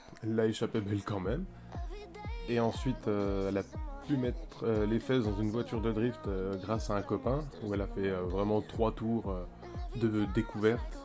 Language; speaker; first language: French; native; French